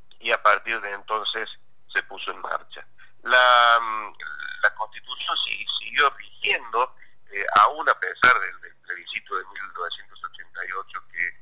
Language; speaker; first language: Spanish; native; Spanish